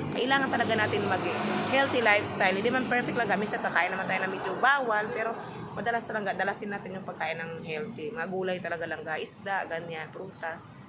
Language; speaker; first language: Filipino; non-native, local second language; Cebuano